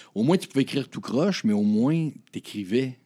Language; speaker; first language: French; native; French